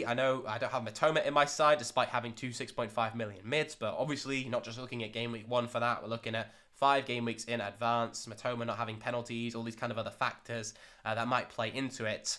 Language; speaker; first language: English; native; English